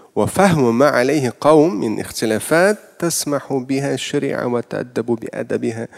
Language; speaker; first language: Arabic; non-native, fluent; Russian